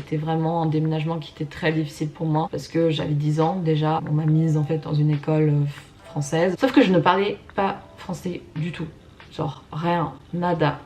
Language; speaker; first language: French; early bilingual, other home language; Russian